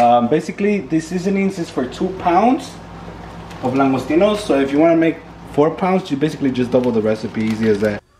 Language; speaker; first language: English; early bilingual, other home language; Spanish